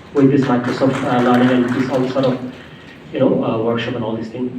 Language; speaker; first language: English; non-native, local second language; Bangla